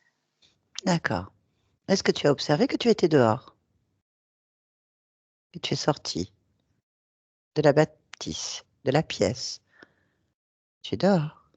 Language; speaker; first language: French; native; French